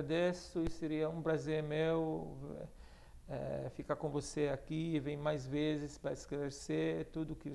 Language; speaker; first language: Portuguese; non-native, fluent; Arabic